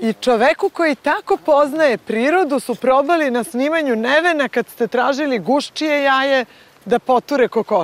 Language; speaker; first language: Serbian; native; Serbian